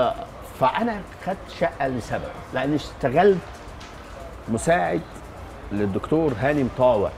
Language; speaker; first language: Arabic; native; Arabic